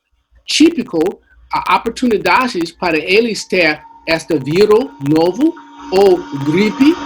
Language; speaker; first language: Portuguese; non-native, learner; English